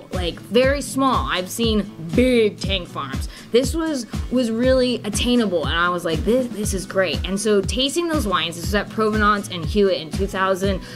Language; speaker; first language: English; native; English